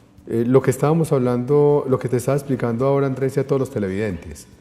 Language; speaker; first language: Spanish; native; Spanish